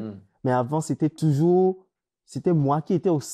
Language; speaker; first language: French; native; French